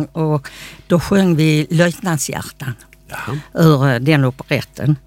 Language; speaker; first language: Swedish; native; Swedish